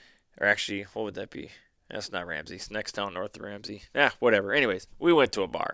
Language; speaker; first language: English; native; English